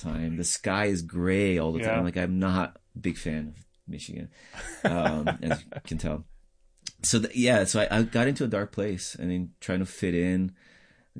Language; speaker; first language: English; non-native, fluent; Portuguese